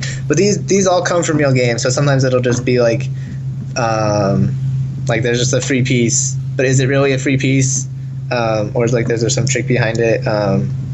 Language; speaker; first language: English; native; English